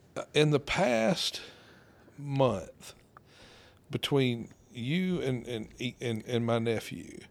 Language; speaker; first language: English; native; English